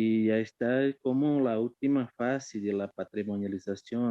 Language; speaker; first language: Spanish; non-native, fluent; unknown